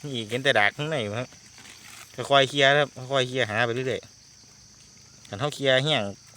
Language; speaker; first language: Thai; native; Thai